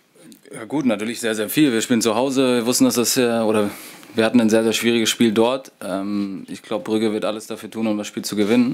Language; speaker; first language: German; native; German